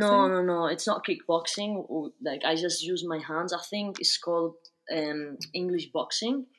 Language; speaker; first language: English; non-native, fluent; Spanish